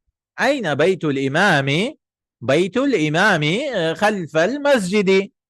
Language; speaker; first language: Arabic; non-native, fluent; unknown